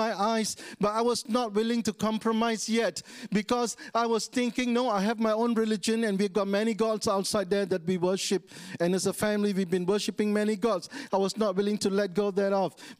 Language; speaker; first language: English; non-native, local second language; Tamil